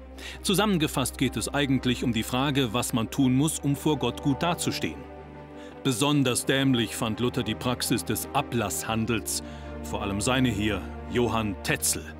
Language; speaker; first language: German; native; German